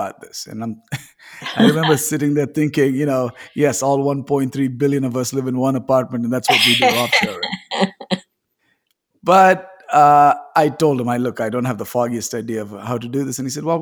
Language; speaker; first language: English; non-native, local second language; Tamil